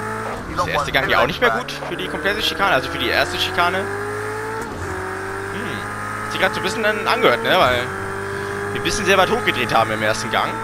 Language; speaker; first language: German; native; German